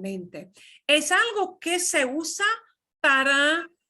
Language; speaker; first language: Spanish; non-native, fluent; English